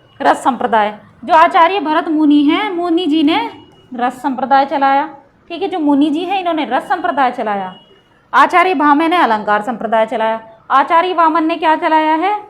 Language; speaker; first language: Hindi; native; Hindi